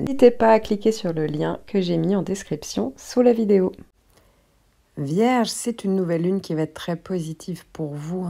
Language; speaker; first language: French; native; French